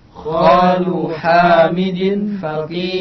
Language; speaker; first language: Arabic; non-native, learner; Indonesian